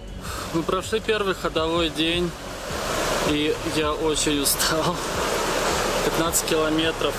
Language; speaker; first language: Russian; native; Russian